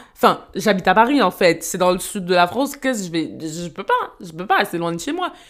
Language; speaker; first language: French; early bilingual, other home language; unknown